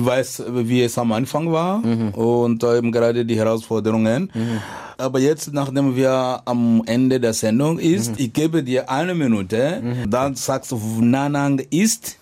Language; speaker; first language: German; non-native, fluent; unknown